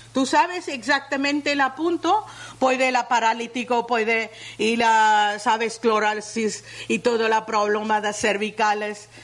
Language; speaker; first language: Spanish; non-native, learner; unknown